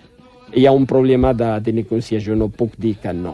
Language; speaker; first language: Catalan; non-native, fluent; Riffian